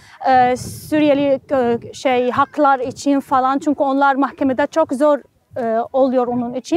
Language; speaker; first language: Turkish; non-native, learner; Arabic